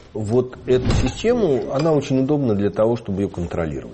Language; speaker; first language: Russian; native; Russian